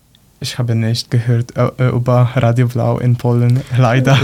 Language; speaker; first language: German; non-native, learner; Polish